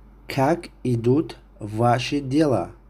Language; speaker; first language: Russian; non-native, local second language; Tajik